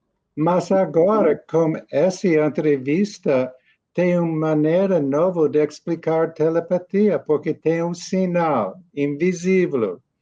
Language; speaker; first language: Portuguese; non-native, learner; English